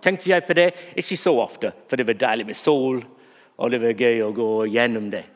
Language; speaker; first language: Norwegian; non-native, fluent; English